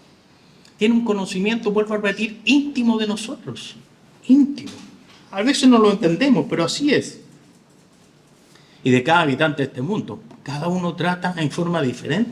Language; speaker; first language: Spanish; native; Spanish